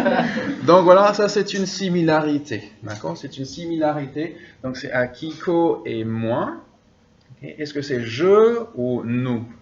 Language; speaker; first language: French; non-native, fluent; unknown